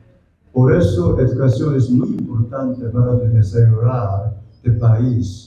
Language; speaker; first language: Spanish; non-native, fluent; Korean